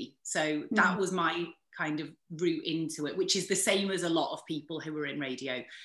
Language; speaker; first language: English; native; English